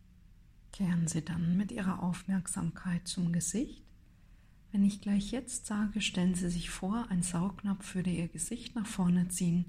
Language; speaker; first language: German; native; German